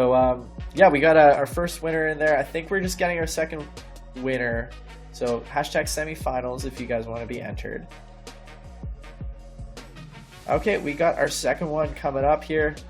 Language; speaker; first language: English; native; English